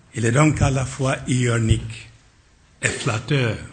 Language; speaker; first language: French; non-native, fluent; Akan